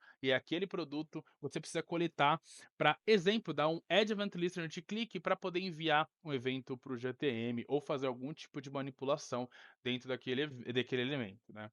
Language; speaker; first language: Portuguese; native; Portuguese